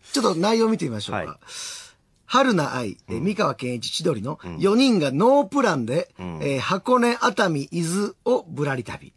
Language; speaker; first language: Japanese; native; Japanese